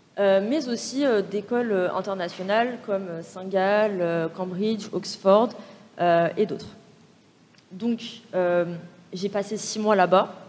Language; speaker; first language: French; native; French